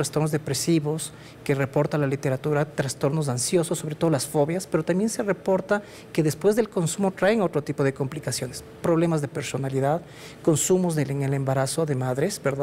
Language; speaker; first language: Spanish; native; Spanish